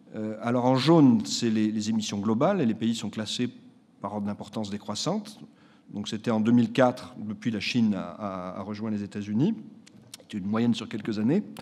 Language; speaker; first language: French; native; French